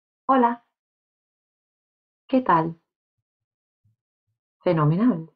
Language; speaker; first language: Spanish; non-native, fluent; English